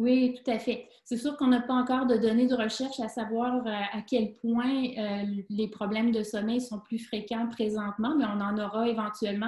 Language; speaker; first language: French; native; French